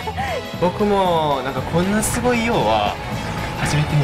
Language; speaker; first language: Japanese; non-native, learner; Korean